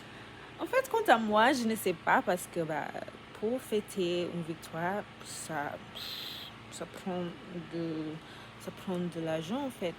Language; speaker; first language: French; non-native, learner; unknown